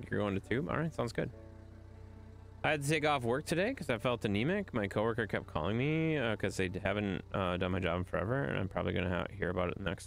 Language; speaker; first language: English; native; English